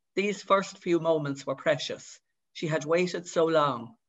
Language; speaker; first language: English; native; English